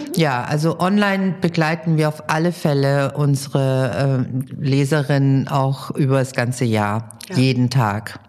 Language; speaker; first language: German; early bilingual, other home language; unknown